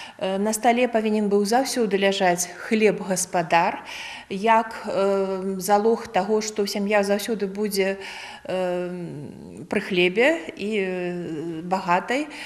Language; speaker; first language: Belarusian; native; Belarusian